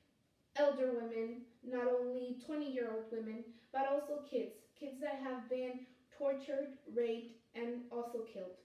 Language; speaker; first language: English; non-native, fluent; Spanish